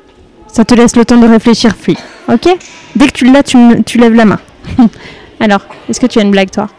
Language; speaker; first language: French; native; French